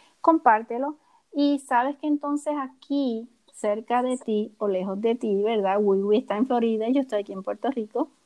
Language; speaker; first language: Spanish; native; Spanish